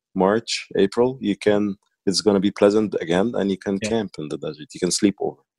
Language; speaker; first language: English; non-native, fluent; Arabic